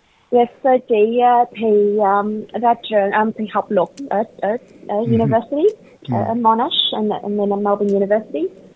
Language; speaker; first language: Vietnamese; early bilingual, heritage; Vietnamese